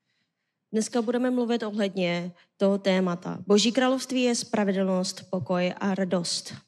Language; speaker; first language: Czech; non-native, learner; Korean